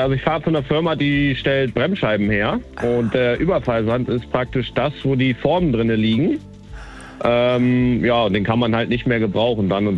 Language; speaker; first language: German; native; German